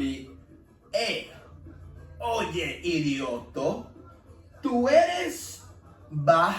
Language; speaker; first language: Spanish; non-native, learner; English